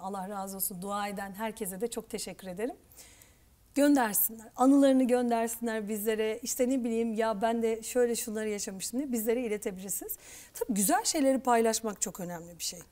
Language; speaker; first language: Turkish; native; Turkish